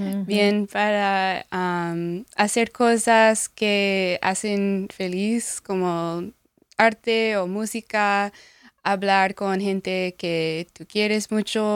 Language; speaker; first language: Spanish; non-native, learner; English